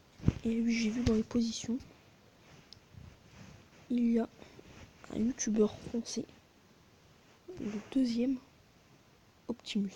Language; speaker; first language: French; native; French